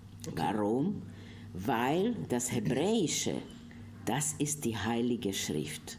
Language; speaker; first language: German; non-native, fluent; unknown